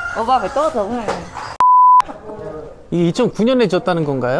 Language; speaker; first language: Korean; native; Korean